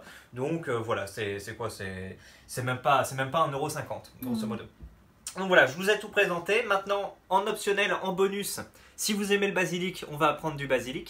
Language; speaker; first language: French; native; French